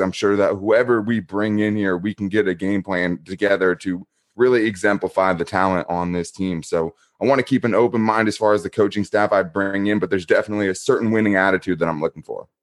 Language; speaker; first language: English; native; English